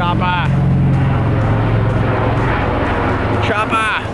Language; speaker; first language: English; native; English